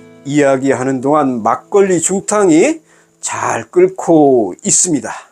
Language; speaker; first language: Korean; native; Korean